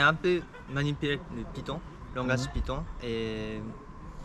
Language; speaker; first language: French; non-native, fluent; Japanese